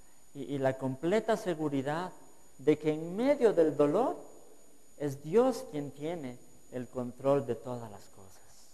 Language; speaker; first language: Spanish; native; Spanish